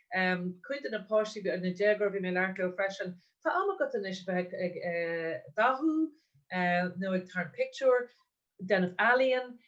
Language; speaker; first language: Irish; non-native, local second language; English